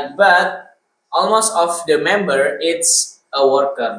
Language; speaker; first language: English; non-native, learner; Indonesian